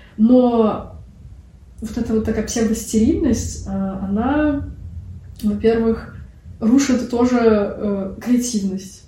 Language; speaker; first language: Russian; non-native, local second language; Belarusian